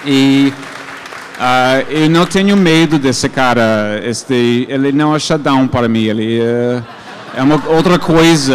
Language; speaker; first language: Portuguese; non-native, fluent; English